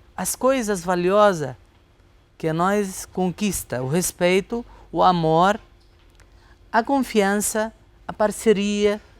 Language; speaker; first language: Portuguese; non-native, fluent; Arabic